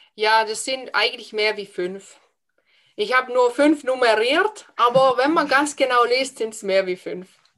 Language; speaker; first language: German; non-native, fluent; Finnish